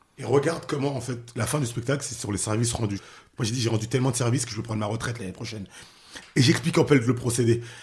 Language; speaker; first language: French; early bilingual, other home language; Haitian Creole